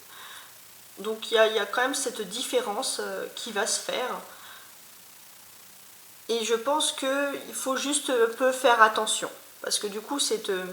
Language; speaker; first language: French; native; French